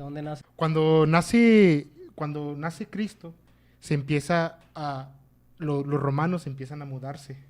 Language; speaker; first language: Spanish; native; Spanish